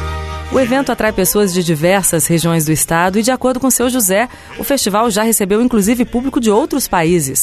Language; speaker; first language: Portuguese; native; Portuguese